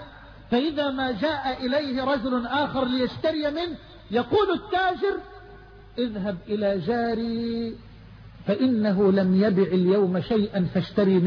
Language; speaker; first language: Arabic; native; Arabic